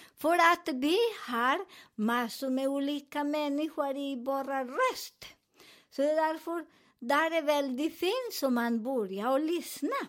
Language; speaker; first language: Swedish; non-native, fluent; Spanish